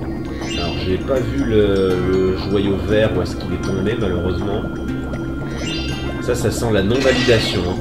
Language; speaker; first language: French; native; French